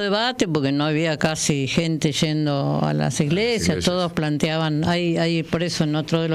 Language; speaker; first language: Spanish; native; Spanish